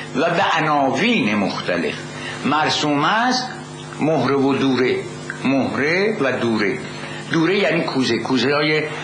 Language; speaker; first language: Persian; native; Persian